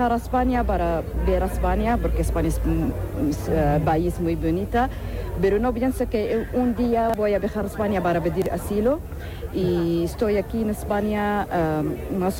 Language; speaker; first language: Spanish; non-native, learner; Arabic